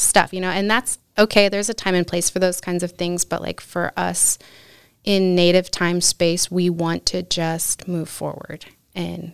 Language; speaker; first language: English; native; English